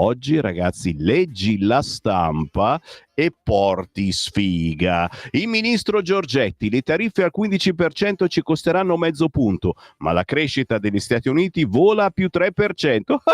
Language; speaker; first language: Italian; native; Italian